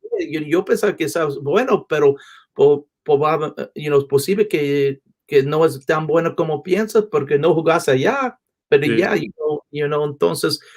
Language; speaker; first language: Spanish; non-native, learner; English